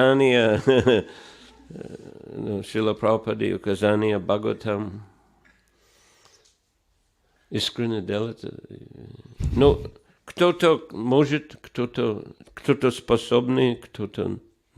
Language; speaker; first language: Russian; non-native, fluent; English